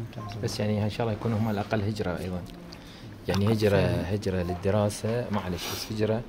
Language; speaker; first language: Arabic; native; Arabic